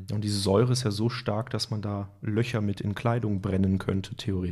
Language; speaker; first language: German; native; German